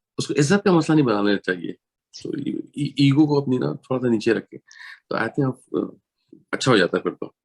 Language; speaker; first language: Urdu; native; Urdu